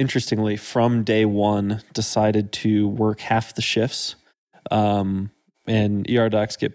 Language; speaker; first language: English; native; English